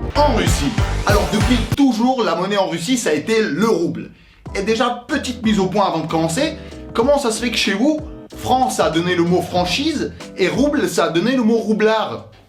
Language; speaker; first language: French; early bilingual, other home language; Russian